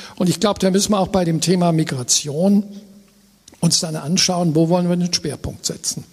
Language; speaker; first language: German; native; German